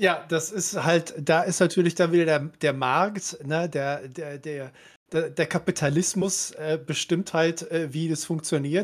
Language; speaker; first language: German; native; German